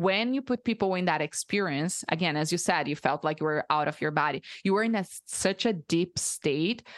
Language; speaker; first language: English; non-native, fluent; Portuguese